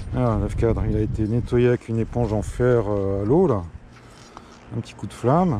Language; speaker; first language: French; native; French